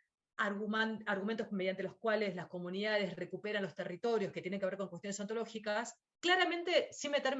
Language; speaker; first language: Spanish; native; Spanish